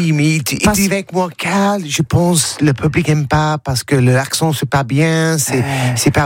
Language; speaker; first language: French; non-native, learner; English